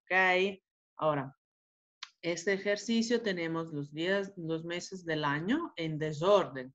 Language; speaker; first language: Spanish; non-native, fluent; Italian